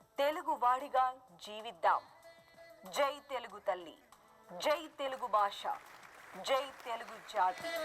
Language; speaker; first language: Telugu; early bilingual, heritage; Telugu